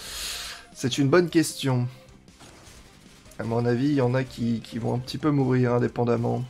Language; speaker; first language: French; native; French